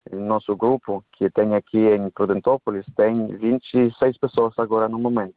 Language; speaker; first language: Portuguese; non-native, fluent; Ukrainian